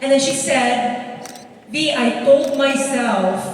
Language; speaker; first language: English; non-native, local second language; Filipino